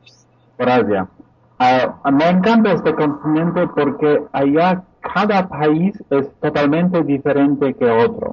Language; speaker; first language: Spanish; non-native, fluent; Polish